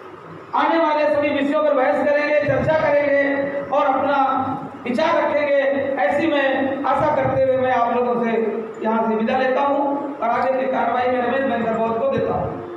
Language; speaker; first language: Hindi; native; Hindi